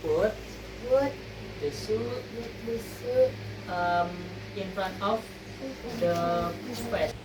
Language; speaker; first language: English; non-native, learner; Indonesian